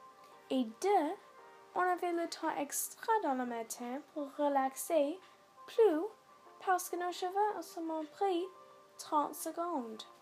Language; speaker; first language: French; non-native, local second language; English